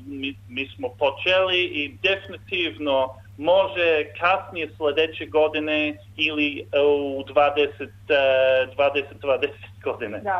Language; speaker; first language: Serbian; non-native, learner; English